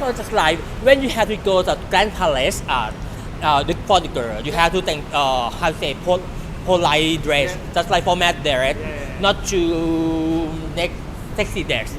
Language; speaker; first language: English; non-native, learner; Thai